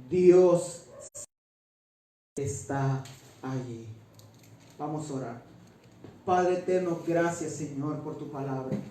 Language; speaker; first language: Spanish; native; Spanish